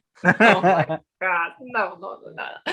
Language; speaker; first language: English; non-native, learner; Portuguese